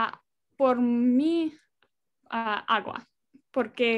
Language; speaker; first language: Spanish; non-native, learner; English